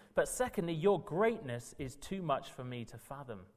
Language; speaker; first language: English; native; English